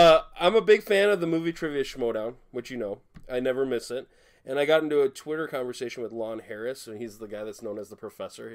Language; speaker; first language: English; native; English